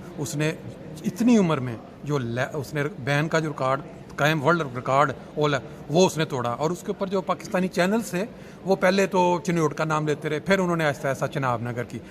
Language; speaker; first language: Urdu; non-native, local second language; Punjabi